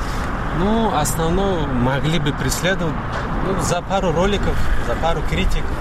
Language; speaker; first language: Russian; non-native, fluent; Tajik